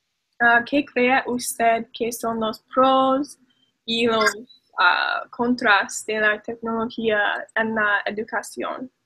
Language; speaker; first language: Spanish; non-native, learner; English